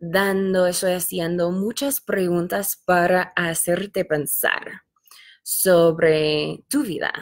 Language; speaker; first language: Spanish; non-native, fluent; English